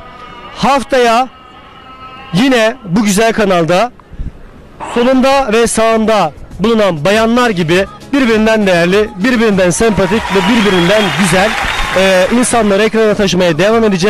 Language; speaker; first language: Turkish; native; Turkish